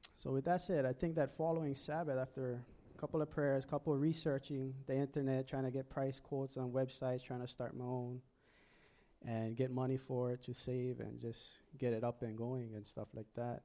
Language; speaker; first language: English; native; English